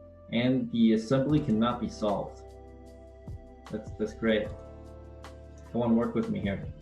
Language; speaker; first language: English; native; English